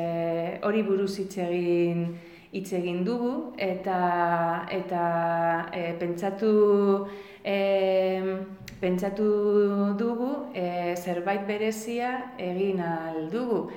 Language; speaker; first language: Basque; non-native, learner; Spanish